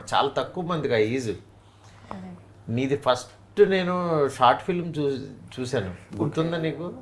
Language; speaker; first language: Telugu; native; Telugu